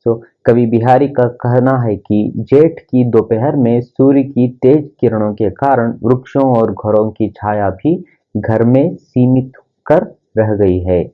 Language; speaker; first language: Hindi; non-native, local second language; Kannada